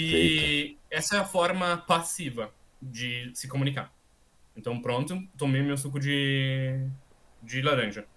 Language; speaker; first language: Portuguese; non-native, fluent; German